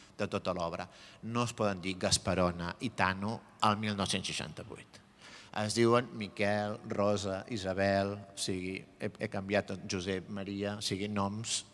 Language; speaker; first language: Catalan; native; Catalan